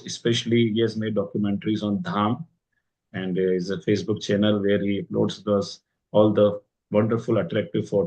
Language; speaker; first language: English; non-native, local second language; Hindi